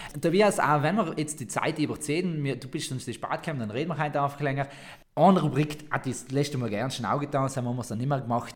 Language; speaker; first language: German; native; German